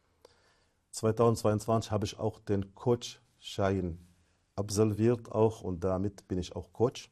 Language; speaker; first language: German; non-native, fluent; Arabic